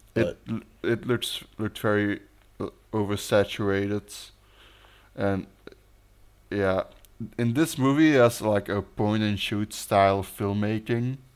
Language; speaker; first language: English; non-native, fluent; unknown